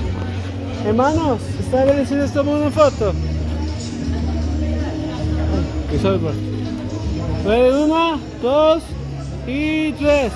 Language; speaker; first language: Spanish; early bilingual, heritage; Spanish